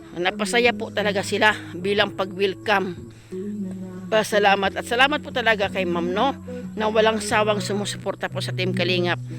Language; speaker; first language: Filipino; non-native, local second language; Masbatenyo